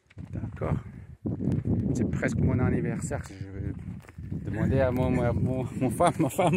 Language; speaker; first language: French; non-native, learner; English